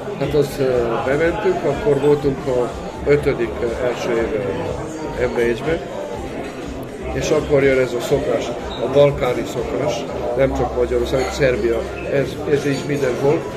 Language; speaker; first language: Hungarian; non-native, local second language; Serbian